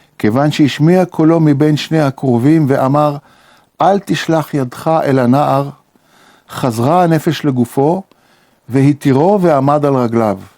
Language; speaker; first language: Hebrew; native; Hebrew